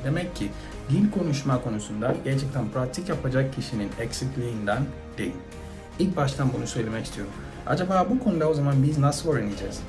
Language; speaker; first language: Turkish; non-native, fluent; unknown